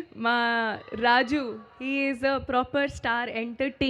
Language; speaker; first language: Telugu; non-native, learner; Hindi